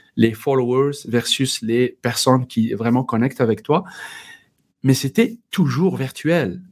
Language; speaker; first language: French; non-native, local second language; Berber languages